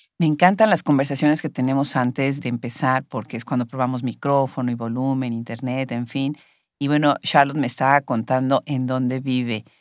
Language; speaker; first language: Spanish; native; Spanish